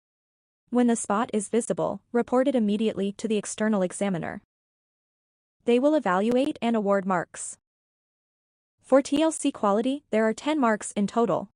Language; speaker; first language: English; non-native, local second language; Malayalam